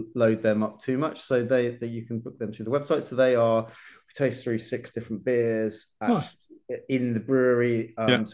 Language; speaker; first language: English; native; English